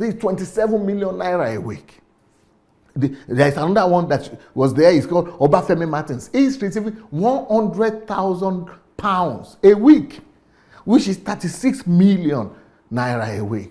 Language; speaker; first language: English; non-native, local second language; Yoruba